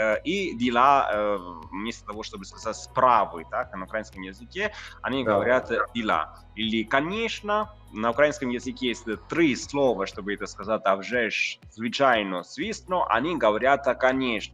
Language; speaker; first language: Russian; non-native, fluent; Italian